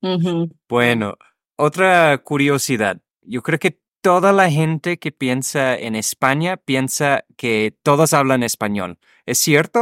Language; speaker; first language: Spanish; non-native, fluent; English